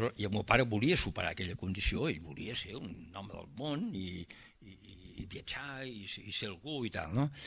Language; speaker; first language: Catalan; early bilingual, heritage; Catalan